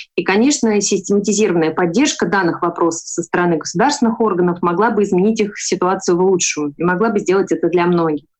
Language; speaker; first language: Russian; native; Russian